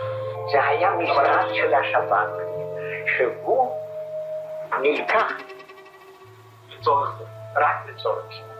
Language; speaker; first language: Hebrew; non-native, fluent; Polish